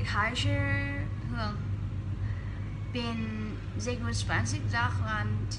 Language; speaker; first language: German; non-native, learner; Vietnamese